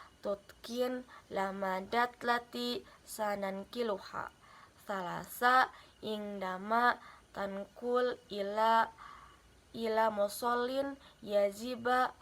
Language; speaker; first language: Arabic; non-native, learner; Indonesian